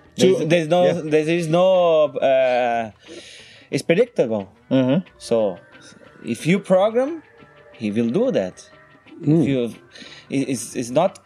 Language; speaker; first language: English; non-native, fluent; Portuguese